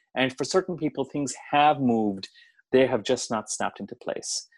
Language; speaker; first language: English; non-native, local second language; Hindi